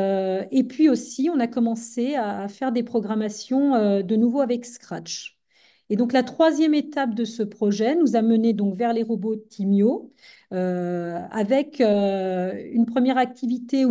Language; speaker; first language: French; native; French